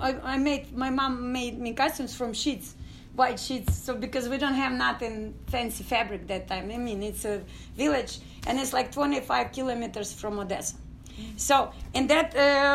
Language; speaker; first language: English; non-native, learner; Ukrainian